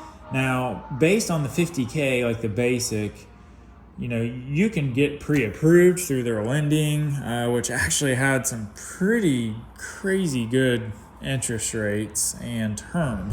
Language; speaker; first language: English; native; English